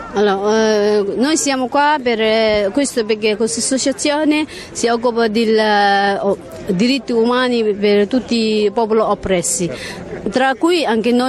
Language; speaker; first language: Italian; non-native, learner; Tibetan